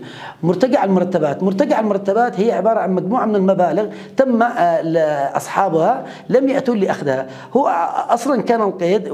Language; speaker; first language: Arabic; native; Arabic